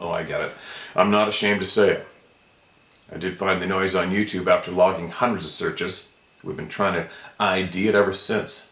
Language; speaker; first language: English; native; English